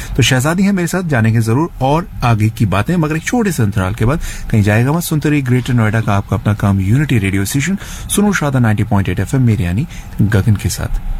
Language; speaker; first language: Hindi; native; Hindi